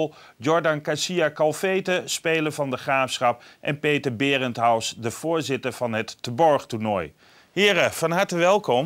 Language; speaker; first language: Dutch; native; Dutch